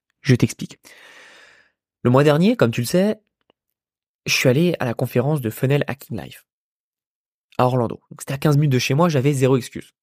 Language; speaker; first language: French; native; French